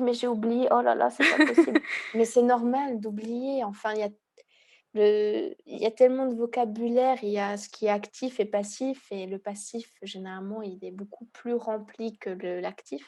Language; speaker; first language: French; early bilingual, heritage; Hungarian